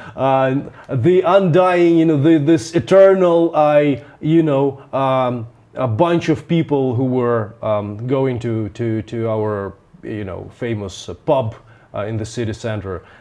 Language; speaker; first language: English; non-native, fluent; Ukrainian